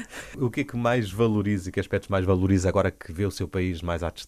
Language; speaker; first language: Portuguese; native; Portuguese